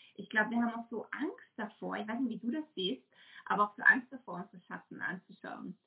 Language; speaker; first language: German; native; German